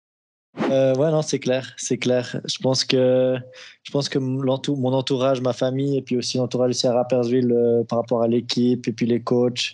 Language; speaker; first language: French; native; French